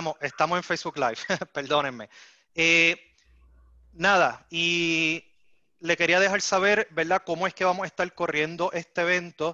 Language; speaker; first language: Spanish; native; Spanish